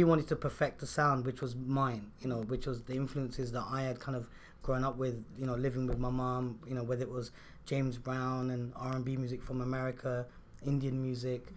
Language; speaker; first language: English; native; English